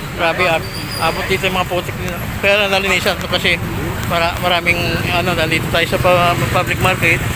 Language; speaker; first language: Filipino; native; Filipino